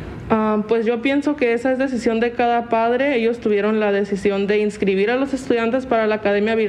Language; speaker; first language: Spanish; native; Spanish